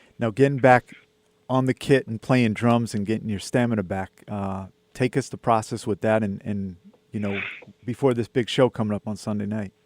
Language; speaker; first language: English; native; English